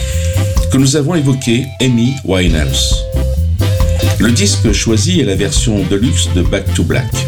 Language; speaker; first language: French; native; French